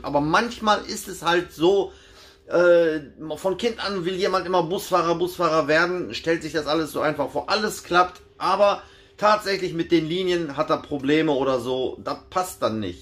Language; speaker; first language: German; native; German